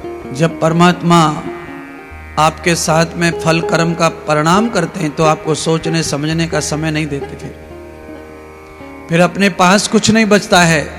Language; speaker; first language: Hindi; native; Hindi